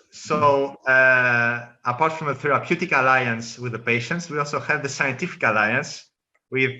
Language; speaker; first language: English; non-native, fluent; Greek